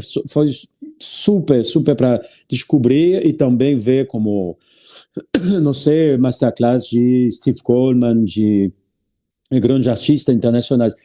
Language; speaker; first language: Portuguese; non-native, learner; French